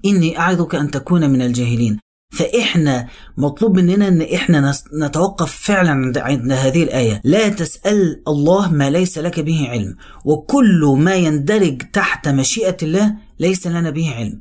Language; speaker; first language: Arabic; native; Arabic